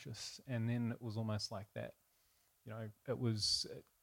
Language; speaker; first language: English; native; English